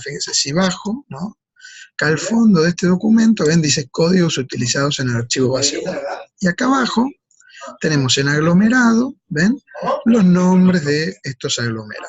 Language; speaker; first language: Spanish; native; Spanish